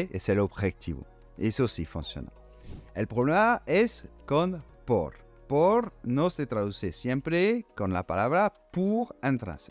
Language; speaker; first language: Spanish; non-native, fluent; French